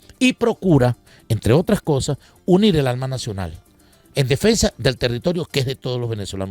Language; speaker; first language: Spanish; native; Spanish